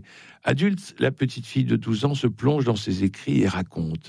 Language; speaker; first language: French; native; French